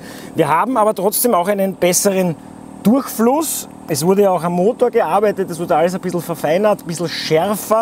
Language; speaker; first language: German; native; German